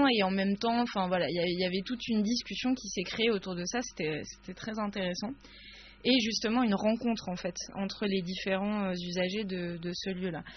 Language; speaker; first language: French; native; French